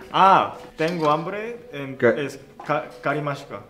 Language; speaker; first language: Spanish; non-native, fluent; Japanese